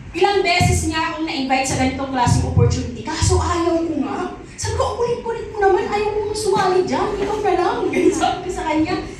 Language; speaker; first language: Filipino; non-native, local second language; Masbatenyo